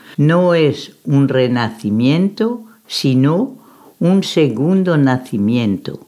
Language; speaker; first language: Spanish; native; Spanish